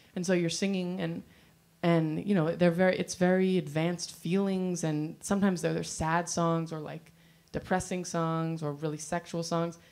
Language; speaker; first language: English; native; English